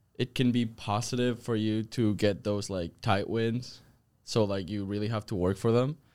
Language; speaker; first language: English; non-native, fluent; Spanish